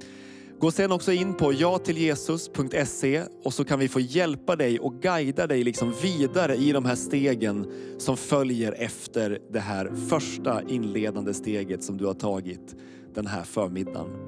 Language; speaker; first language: Swedish; native; Swedish